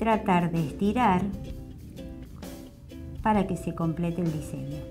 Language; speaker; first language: Spanish; native; Spanish